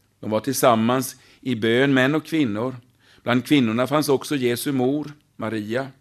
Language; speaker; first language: Swedish; native; Swedish